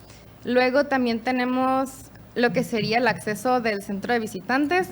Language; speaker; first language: Spanish; native; Spanish